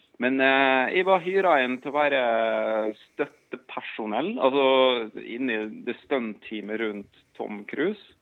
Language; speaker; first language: Norwegian; native; Norwegian